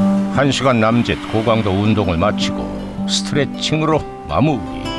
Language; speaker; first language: Korean; native; Korean